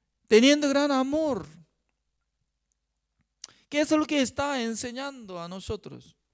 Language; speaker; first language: Spanish; non-native, fluent; Korean